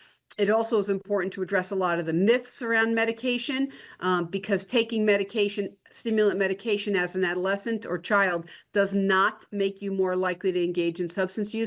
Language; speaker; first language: English; native; English